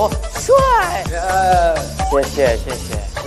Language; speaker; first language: Chinese; non-native, learner; English